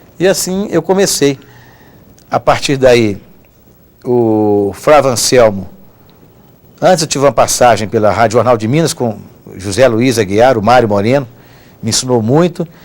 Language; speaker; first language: Portuguese; native; Portuguese